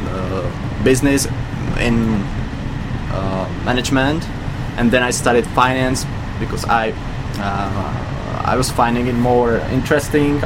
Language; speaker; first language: English; non-native, fluent; Czech